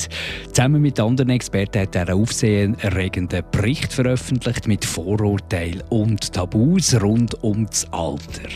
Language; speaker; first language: German; native; German